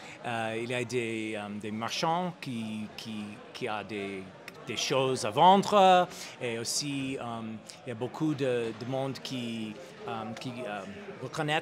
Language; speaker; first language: French; non-native, learner; English